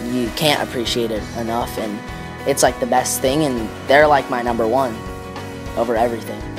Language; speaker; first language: English; native; English